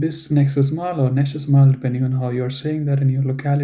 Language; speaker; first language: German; non-native, fluent; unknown